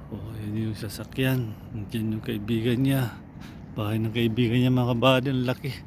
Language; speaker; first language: Filipino; non-native, local second language; Cebuano